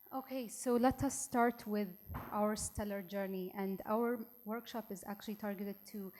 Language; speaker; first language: English; non-native, local second language; Arabic